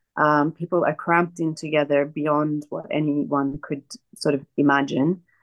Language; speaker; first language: English; native; English